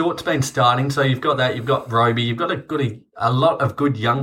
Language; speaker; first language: English; native; English